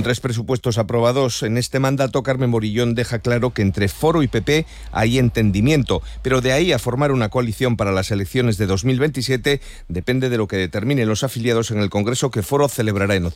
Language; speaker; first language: Spanish; native; Spanish